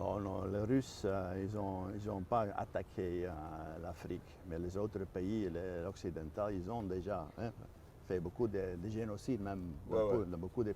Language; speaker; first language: French; non-native, fluent; Dutch